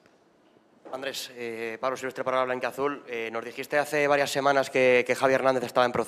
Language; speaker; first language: Spanish; native; Spanish